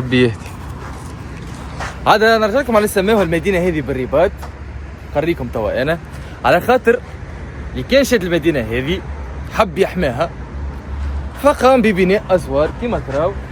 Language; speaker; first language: Arabic; native; Arabic